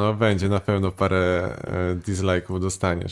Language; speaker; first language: Polish; native; Polish